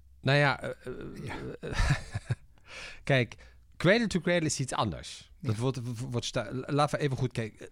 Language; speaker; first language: Dutch; non-native, fluent; German